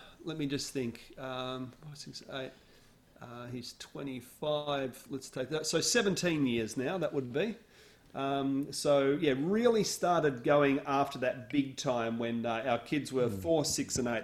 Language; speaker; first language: English; native; English